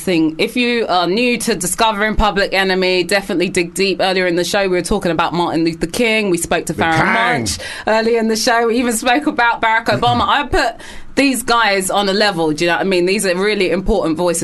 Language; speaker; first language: English; native; English